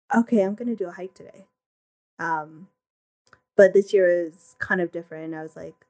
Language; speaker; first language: English; early bilingual, other home language; Filipino